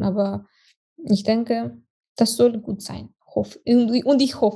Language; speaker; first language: German; non-native, fluent; Romanian